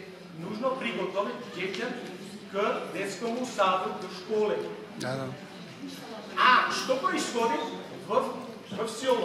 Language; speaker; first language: Russian; non-native, fluent; Catalan